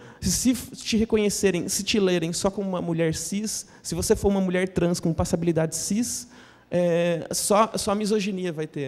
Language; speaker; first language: Portuguese; native; Portuguese